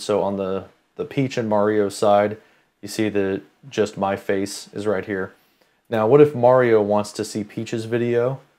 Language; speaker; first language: English; native; English